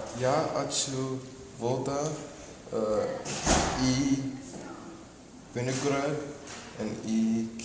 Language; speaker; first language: Russian; non-native, learner; English